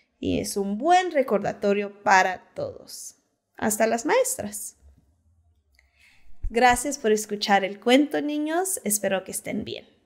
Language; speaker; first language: Spanish; early bilingual, heritage; Spanish